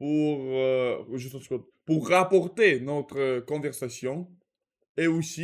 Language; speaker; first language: French; non-native, learner; Russian